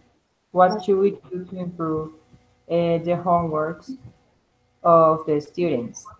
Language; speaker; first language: English; non-native, learner; Spanish